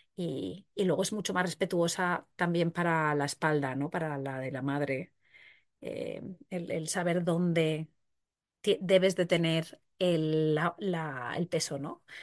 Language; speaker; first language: Spanish; native; Spanish